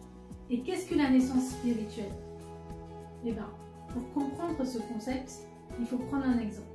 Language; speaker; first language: French; native; French